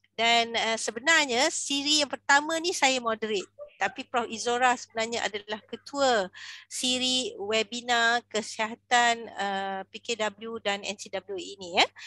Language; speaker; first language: Malay; native; Malay